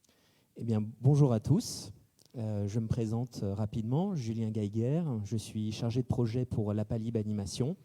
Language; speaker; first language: French; native; French